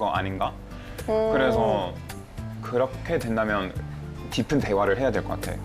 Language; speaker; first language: Korean; non-native, fluent; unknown